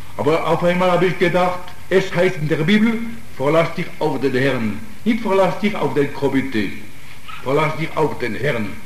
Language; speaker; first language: German; non-native, fluent; Italian